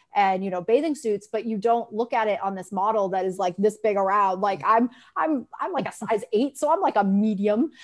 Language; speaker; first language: English; native; English